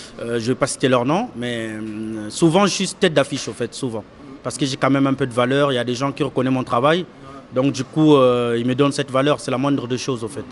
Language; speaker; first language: French; non-native, local second language; Lingala